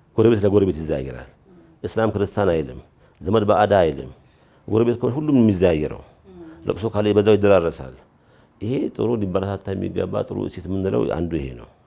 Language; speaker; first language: Amharic; native; Amharic